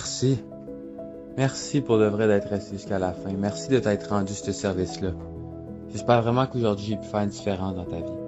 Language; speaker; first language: French; native; French